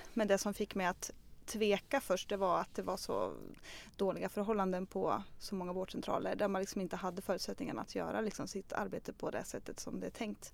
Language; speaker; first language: Swedish; native; Swedish